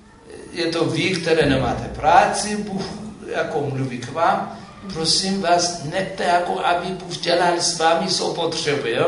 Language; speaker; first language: Czech; non-native, fluent; Amharic